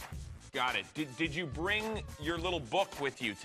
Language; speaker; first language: English; native; English